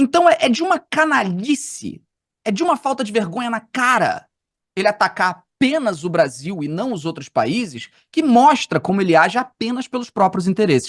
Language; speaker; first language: Portuguese; native; Portuguese